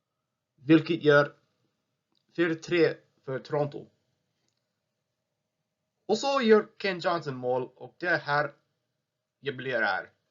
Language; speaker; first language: Swedish; non-native, learner; English